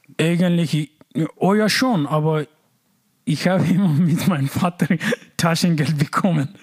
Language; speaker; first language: German; non-native, learner; Persian